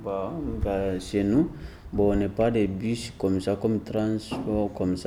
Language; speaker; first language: French; non-native, learner; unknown